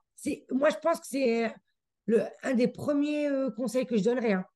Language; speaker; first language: French; native; French